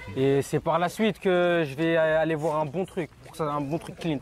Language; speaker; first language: French; native; French